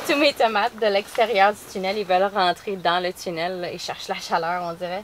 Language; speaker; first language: French; native; French